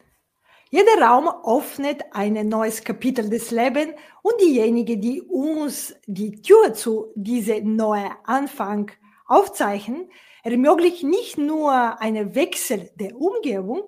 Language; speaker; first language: German; non-native, fluent; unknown